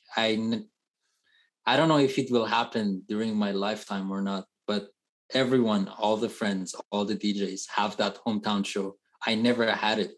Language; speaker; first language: English; non-native, fluent; Persian